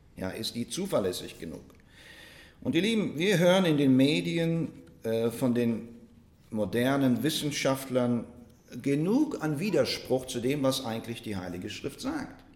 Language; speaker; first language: German; non-native, fluent; Russian